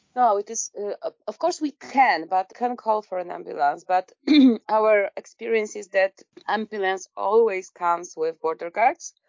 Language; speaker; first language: English; non-native, fluent; Polish